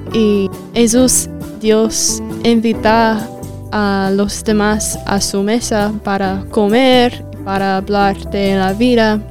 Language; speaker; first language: Spanish; non-native, learner; English